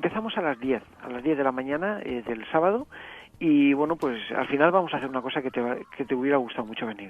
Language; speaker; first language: Spanish; native; Spanish